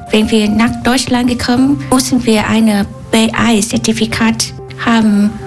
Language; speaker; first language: German; non-native, learner; Vietnamese